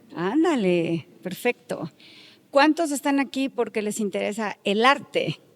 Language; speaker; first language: Spanish; native; Spanish